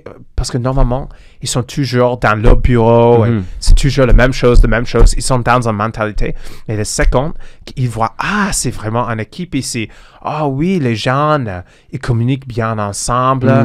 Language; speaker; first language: French; non-native, fluent; English